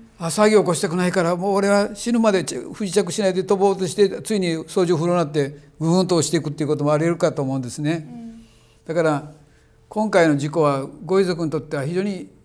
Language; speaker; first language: Japanese; native; Japanese